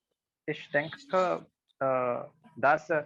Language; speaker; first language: German; non-native, learner; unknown